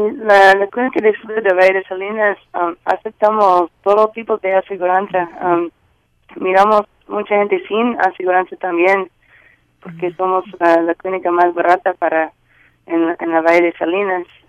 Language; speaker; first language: Spanish; non-native, learner; English